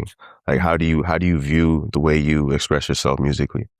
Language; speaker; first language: English; native; English